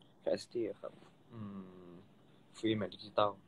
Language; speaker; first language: English; non-native, learner; Thai